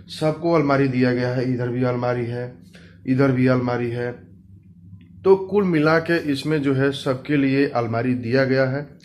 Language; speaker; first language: Hindi; native; Hindi